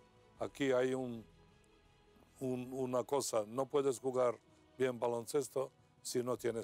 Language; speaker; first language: Spanish; non-native, fluent; Serbian